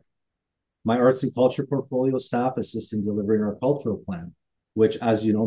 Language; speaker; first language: English; native; English